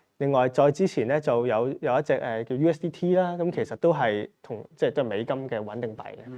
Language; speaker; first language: Cantonese; native; Cantonese